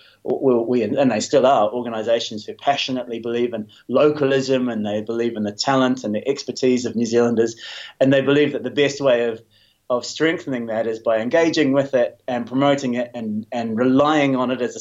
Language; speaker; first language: English; native; English